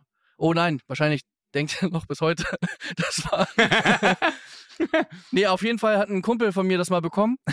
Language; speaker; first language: German; native; German